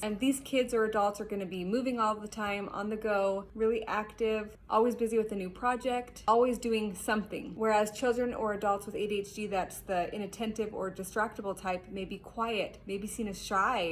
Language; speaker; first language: English; native; English